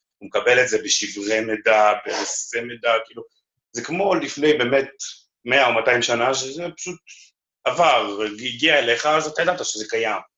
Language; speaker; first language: Hebrew; native; Hebrew